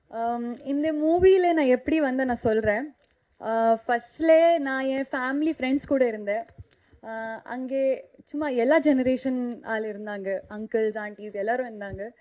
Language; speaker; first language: Tamil; non-native, learner; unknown